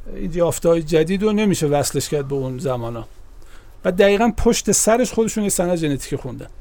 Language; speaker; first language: Persian; native; Persian